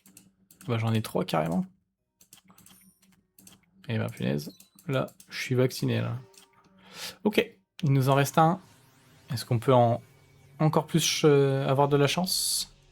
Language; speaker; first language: French; native; French